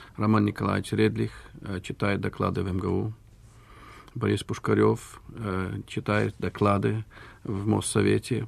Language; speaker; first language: Russian; early bilingual, heritage; Russian